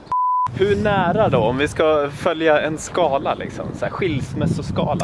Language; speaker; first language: Swedish; native; Swedish